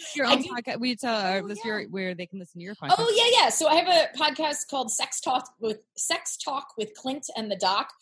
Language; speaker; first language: English; native; English